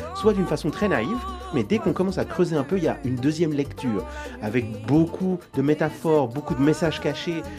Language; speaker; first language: French; native; French